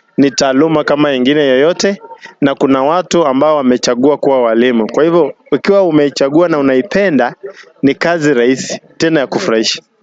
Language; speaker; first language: Swahili; non-native, local second language; Luyia